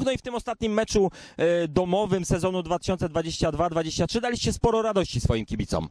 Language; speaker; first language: Polish; native; Polish